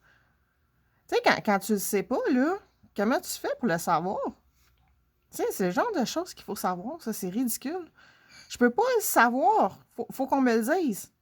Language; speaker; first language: French; native; French